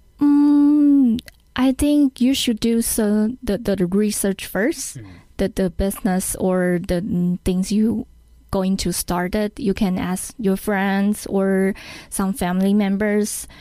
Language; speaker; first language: English; non-native, learner; Chinese